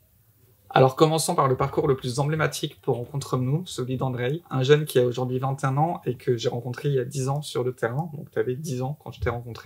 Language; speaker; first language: French; native; French